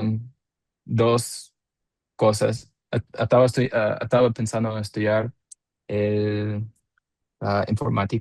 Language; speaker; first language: Spanish; non-native, learner; English